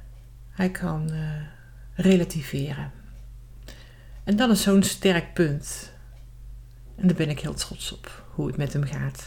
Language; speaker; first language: Dutch; native; Dutch